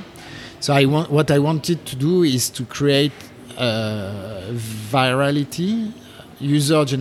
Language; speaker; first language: English; non-native, fluent; French